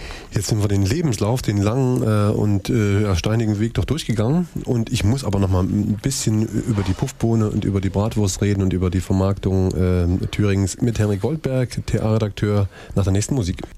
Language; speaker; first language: German; native; German